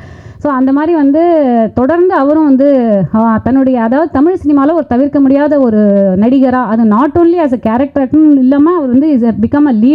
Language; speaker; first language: Tamil; native; Tamil